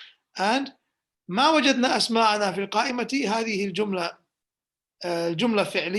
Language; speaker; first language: Arabic; non-native, fluent; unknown